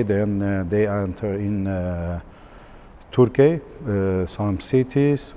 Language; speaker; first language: English; non-native, learner; Turkish